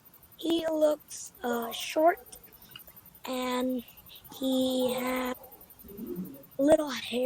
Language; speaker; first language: English; non-native, learner; Vietnamese